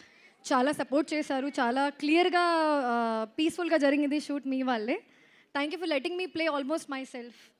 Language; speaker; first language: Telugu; non-native, learner; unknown